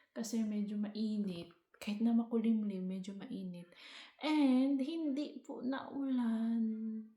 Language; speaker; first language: Filipino; non-native, local second language; Cebuano